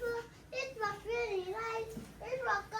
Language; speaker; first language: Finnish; early bilingual, other home language; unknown